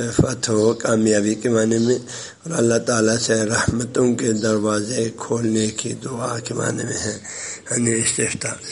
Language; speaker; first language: Urdu; non-native, local second language; Balti